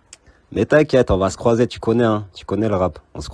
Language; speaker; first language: French; native; French